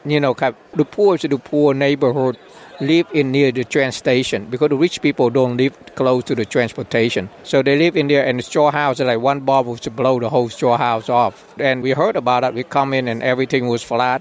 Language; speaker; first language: English; non-native, learner; Vietnamese